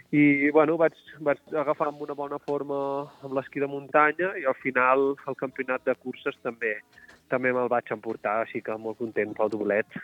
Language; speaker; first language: Catalan; native; Catalan